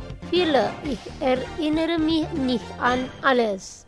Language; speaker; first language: German; non-native, fluent; Indonesian